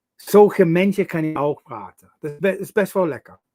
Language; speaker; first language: Dutch; non-native, learner; English